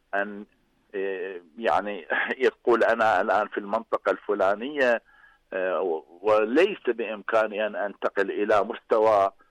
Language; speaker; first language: Arabic; non-native, fluent; Persian